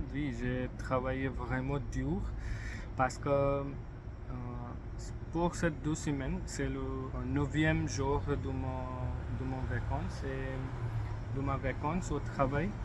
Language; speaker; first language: French; non-native, learner; English